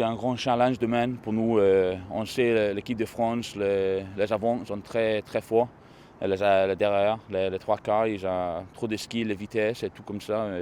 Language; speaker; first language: French; non-native, learner; English